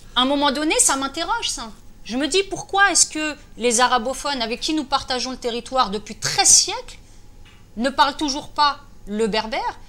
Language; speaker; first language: French; native; French